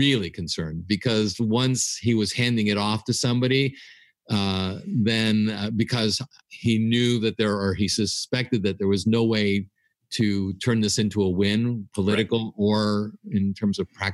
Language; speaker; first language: English; native; English